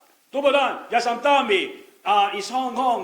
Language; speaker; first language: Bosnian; non-native, learner; Cantonese